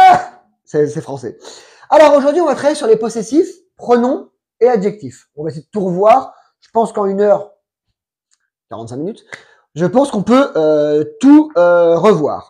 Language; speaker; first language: French; non-native, fluent; Spanish